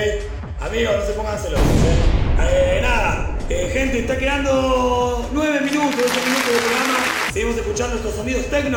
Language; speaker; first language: Spanish; native; Spanish